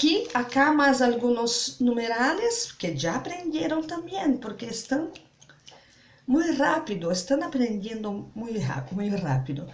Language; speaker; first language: Spanish; non-native, learner; Portuguese